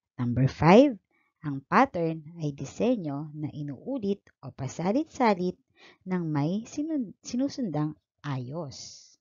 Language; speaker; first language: Filipino; native; Filipino